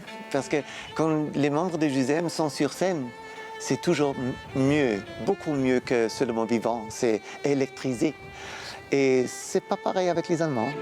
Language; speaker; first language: French; non-native, fluent; German